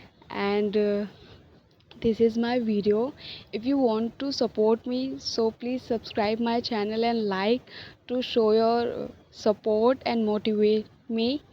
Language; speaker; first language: English; non-native, learner; Hindi